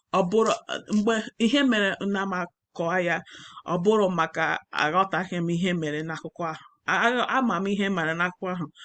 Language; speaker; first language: Igbo; non-native, learner; English